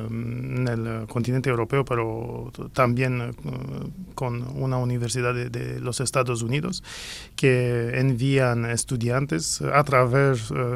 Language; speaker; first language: Spanish; non-native, fluent; Romanian